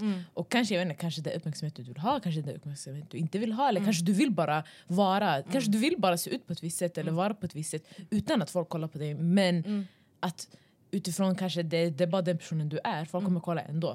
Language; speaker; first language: Swedish; early bilingual, other home language; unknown